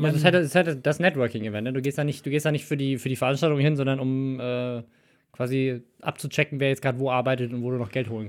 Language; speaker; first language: German; native; German